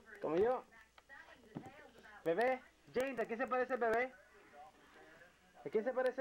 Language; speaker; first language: Spanish; native; Spanish